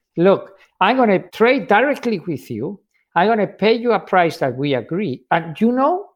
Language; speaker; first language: English; non-native, fluent; Spanish